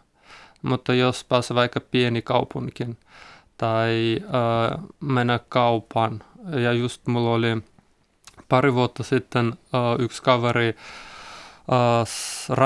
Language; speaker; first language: Finnish; non-native, learner; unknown